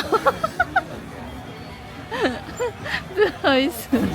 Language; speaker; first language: Chinese; non-native, learner; Japanese